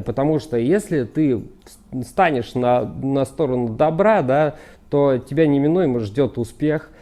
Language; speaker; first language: Russian; native; Russian